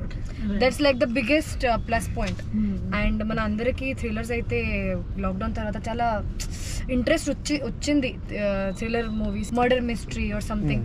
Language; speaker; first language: Telugu; non-native, fluent; Hindi